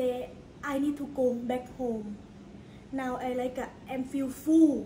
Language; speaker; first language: English; non-native, learner; Thai